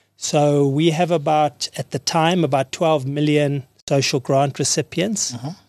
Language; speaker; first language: English; native; English